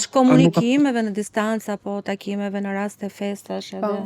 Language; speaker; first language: Albanian; native; Albanian